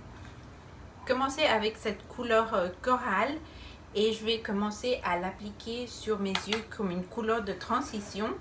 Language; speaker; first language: French; non-native, fluent; Spanish